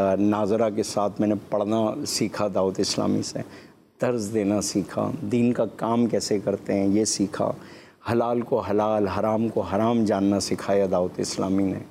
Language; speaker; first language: Urdu; non-native, local second language; Memoni